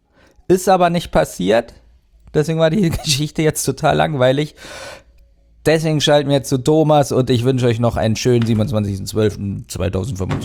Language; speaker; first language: German; native; German